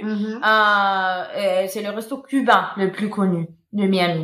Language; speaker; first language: French; non-native, fluent; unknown